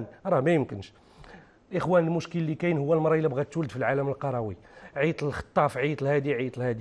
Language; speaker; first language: Arabic; native; Arabic